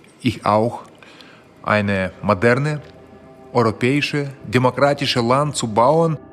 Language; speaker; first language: German; non-native, fluent; Russian